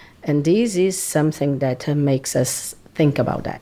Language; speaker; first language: English; non-native, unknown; Portuguese